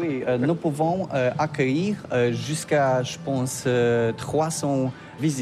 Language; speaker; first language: French; non-native, learner; Polish